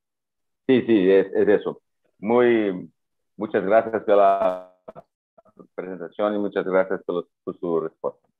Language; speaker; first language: Spanish; non-native, fluent; Portuguese